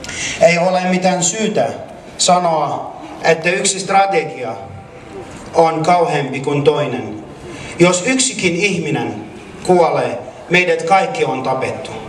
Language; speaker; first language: Finnish; non-native, fluent; Arabic